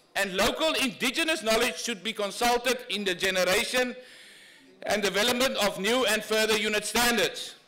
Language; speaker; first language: English; non-native, local second language; Afrikaans